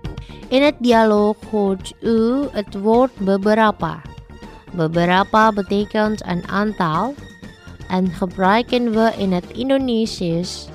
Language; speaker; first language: Dutch; non-native, fluent; Indonesian